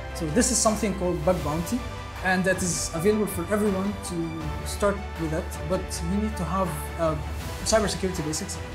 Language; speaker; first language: English; early bilingual, other home language; Arabic